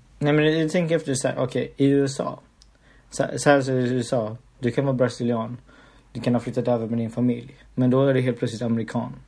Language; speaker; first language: Swedish; early bilingual, other home language; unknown